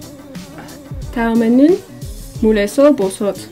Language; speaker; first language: Korean; non-native, learner; Dutch